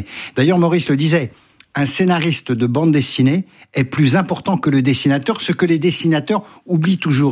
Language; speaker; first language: French; native; French